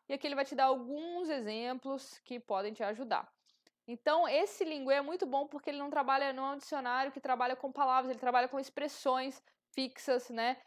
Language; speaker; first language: Portuguese; native; Portuguese